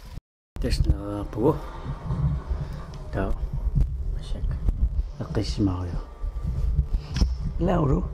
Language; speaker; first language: Danish; non-native, local second language; Kalaallisut